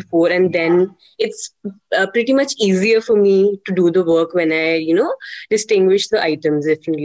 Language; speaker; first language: English; non-native, local second language; Hindi